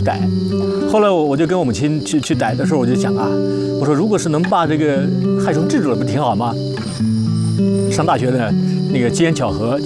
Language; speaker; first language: Chinese; native; Chinese